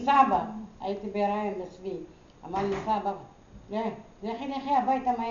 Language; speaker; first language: Hebrew; non-native, learner; Arabic